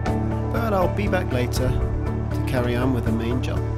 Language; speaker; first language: English; native; English